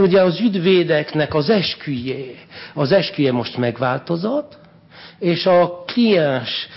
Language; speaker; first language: Hungarian; non-native, fluent; French